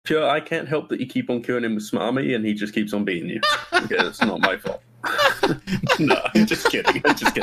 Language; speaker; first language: English; native; English